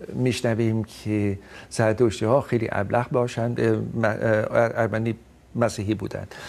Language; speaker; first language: Persian; non-native, fluent; Dutch